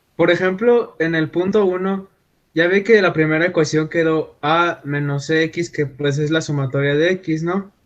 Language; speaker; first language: Spanish; native; Spanish